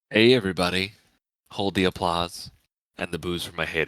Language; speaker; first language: English; native; English